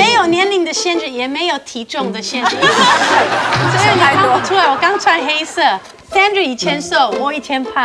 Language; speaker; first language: Chinese; non-native, fluent; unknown